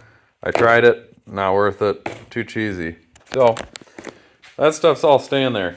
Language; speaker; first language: English; native; English